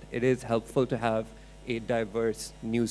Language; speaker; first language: English; non-native, local second language; Urdu